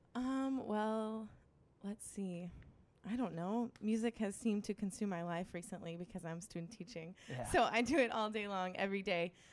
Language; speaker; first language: English; native; English